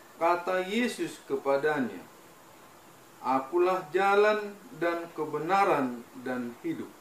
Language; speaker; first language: Indonesian; native; Indonesian